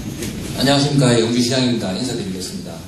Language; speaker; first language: Korean; native; Korean